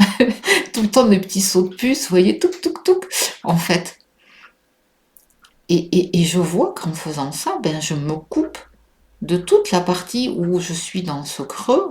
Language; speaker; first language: French; native; French